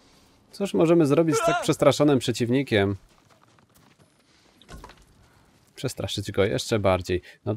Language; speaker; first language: Polish; native; Polish